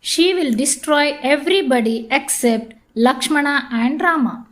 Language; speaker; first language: English; non-native, local second language; Kannada